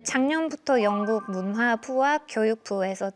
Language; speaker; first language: Korean; non-native, fluent; English